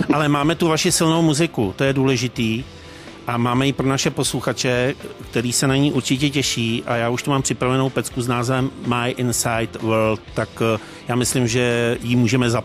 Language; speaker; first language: Czech; native; Czech